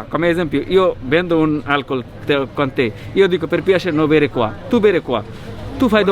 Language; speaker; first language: Italian; non-native, learner; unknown